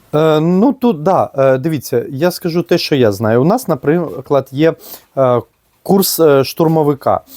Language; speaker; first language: Ukrainian; non-native, local second language; Russian